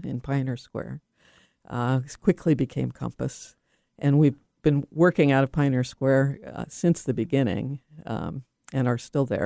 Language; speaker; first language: English; native; English